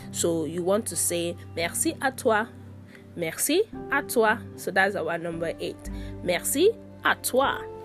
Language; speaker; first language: French; non-native, fluent; Yoruba